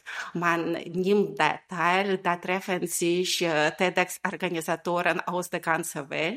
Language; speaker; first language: German; non-native, fluent; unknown